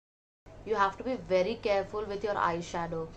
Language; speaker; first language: English; non-native, local second language; Hindi